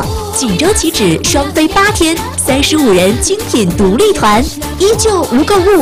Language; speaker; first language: Chinese; native; Chinese